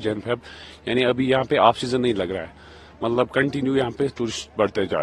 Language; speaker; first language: Hindi; non-native, local second language; Kashmiri